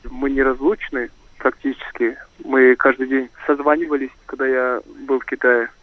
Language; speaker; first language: Russian; non-native, local second language; Kazakh